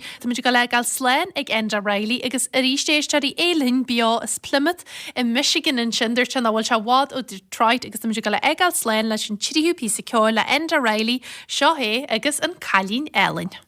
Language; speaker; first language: Irish; native; Irish